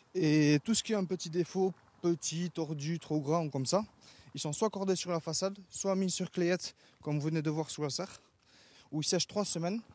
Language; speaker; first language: French; native; French